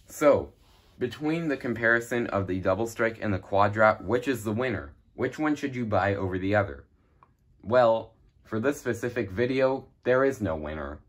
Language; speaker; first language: English; native; English